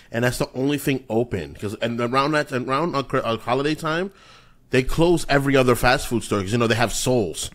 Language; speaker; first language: English; native; English